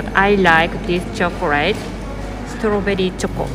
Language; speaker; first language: English; non-native, learner; Japanese